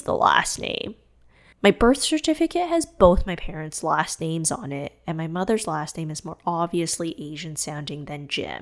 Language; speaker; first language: English; non-native, fluent; Cantonese